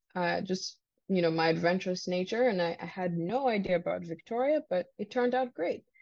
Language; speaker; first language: English; non-native, local second language; Ganda